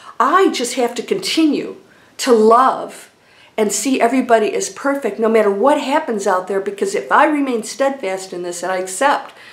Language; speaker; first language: English; native; English